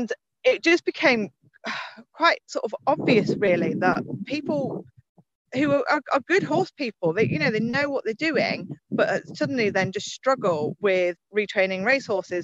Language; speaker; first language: English; native; English